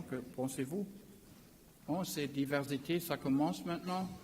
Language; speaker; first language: French; non-native, learner; German